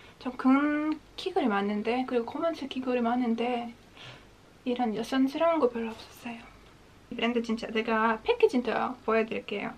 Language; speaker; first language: Korean; non-native, fluent; Latvian